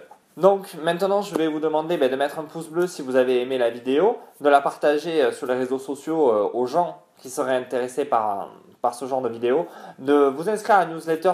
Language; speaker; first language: French; native; French